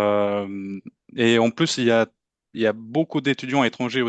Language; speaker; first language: French; non-native, fluent; Turkish